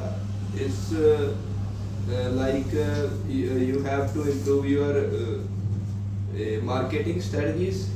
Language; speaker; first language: English; non-native, learner; Punjabi